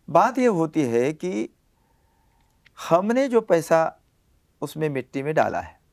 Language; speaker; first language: Hindi; native; Hindi